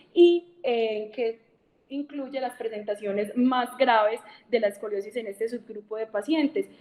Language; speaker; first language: Spanish; native; Spanish